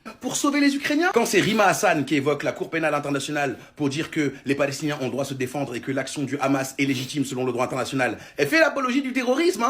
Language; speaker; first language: French; native; French